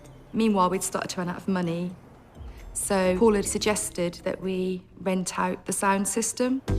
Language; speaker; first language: English; native; English